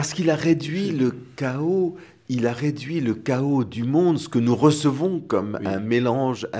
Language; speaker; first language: French; native; French